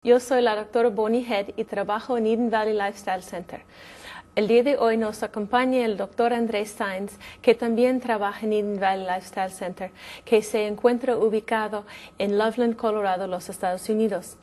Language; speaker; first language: Spanish; non-native, fluent; English